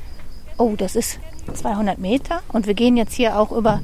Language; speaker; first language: German; native; German